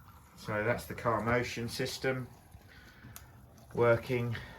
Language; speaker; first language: English; native; English